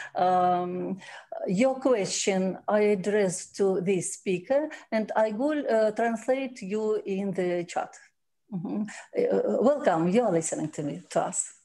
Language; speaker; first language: English; non-native, learner; Russian